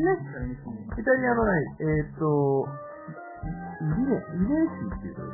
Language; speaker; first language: Japanese; native; Japanese